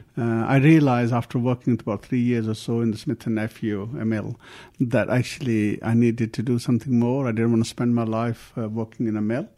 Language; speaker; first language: English; early bilingual, other home language; Punjabi